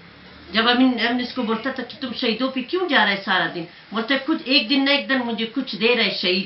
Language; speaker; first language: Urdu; non-native, local second language; Hazaragi